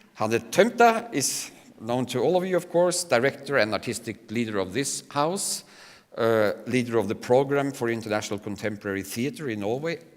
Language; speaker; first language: English; non-native, fluent; Norwegian